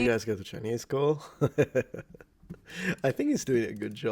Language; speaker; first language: English; non-native, fluent; Italian